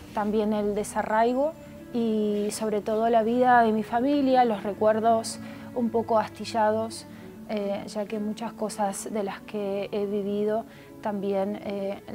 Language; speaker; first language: Spanish; early bilingual, other home language; Russian